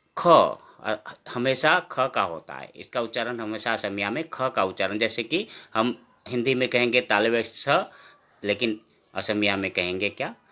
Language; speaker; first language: Hindi; non-native, local second language; Assamese